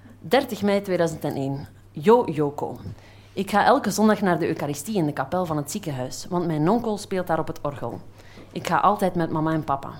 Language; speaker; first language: Dutch; native; Dutch